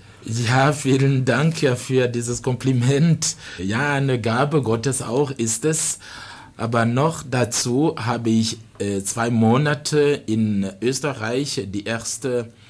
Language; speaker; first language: German; non-native, fluent; Rundi